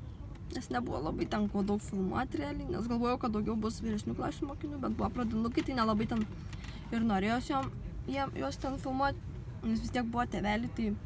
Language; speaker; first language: Lithuanian; native; Lithuanian